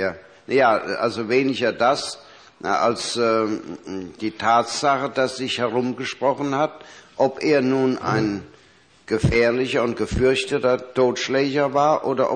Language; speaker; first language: German; native; German